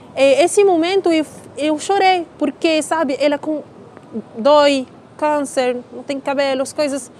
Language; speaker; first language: Portuguese; non-native, learner; Arabic